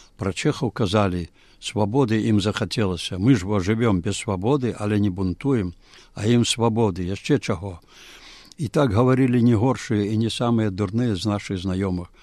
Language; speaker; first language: Belarusian; native; Belarusian